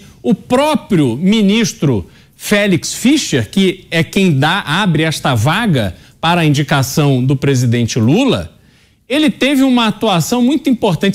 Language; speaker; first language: Portuguese; native; Portuguese